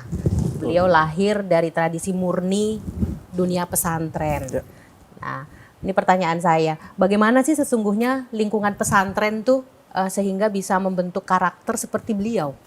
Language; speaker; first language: Indonesian; native; Indonesian